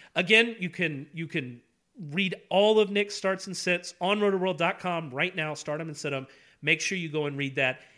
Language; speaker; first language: English; native; English